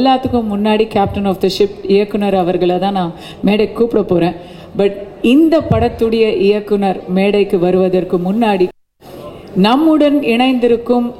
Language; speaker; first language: Tamil; native; Tamil